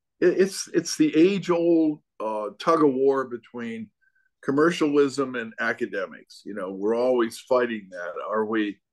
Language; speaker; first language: English; native; English